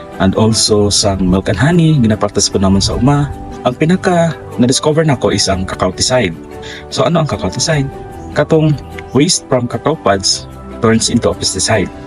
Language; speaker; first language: Cebuano; non-native, local second language; Hiligaynon